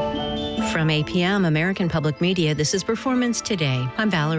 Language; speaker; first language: English; native; English